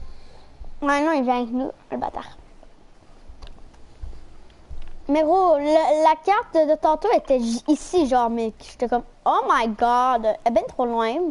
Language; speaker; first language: French; native; French